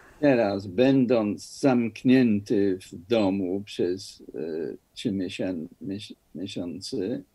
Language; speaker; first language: Polish; non-native, fluent; English